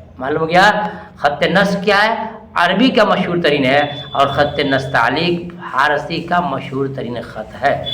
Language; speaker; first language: Urdu; native; Urdu